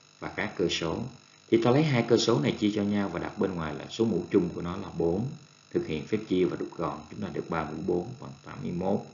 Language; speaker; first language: Vietnamese; native; Vietnamese